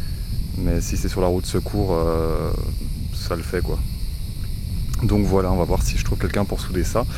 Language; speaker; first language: French; native; French